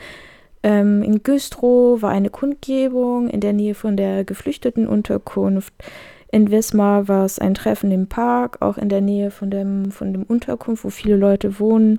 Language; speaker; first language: German; native; German